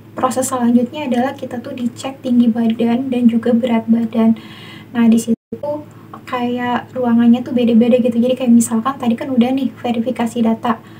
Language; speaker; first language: Indonesian; native; Indonesian